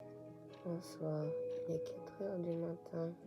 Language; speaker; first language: French; non-native, learner; Japanese